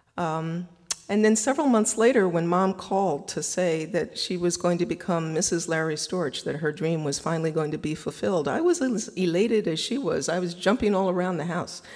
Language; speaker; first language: English; native; English